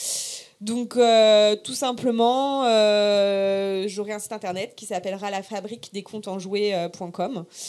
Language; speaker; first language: French; native; French